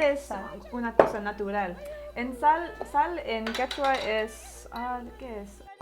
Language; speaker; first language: Spanish; early bilingual, heritage; Spanish